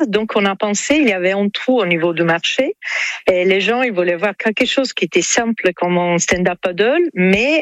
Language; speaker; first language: French; non-native, fluent; Italian